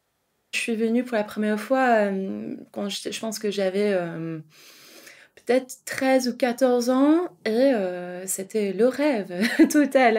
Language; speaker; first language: French; non-native, fluent; English